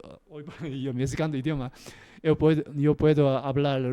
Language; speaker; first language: Spanish; non-native, learner; Korean